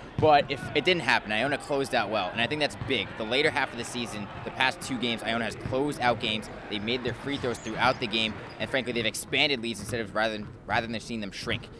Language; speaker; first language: English; native; English